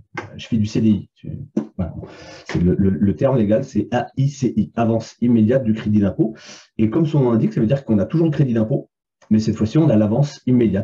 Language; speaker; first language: French; native; French